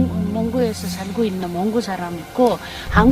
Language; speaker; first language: Korean; non-native, fluent; Mongolian